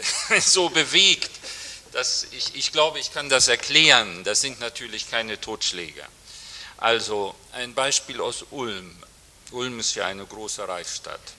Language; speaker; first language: German; native; German